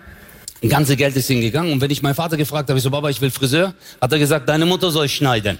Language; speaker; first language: German; early bilingual, other home language; Turkish